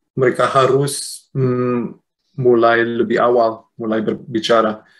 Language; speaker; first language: Indonesian; non-native, fluent; Luxembourgish